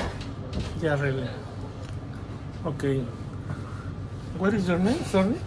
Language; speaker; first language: English; non-native, learner; Spanish